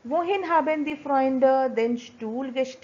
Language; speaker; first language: German; non-native, fluent; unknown